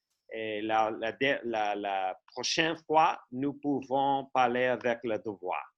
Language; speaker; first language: French; non-native, learner; English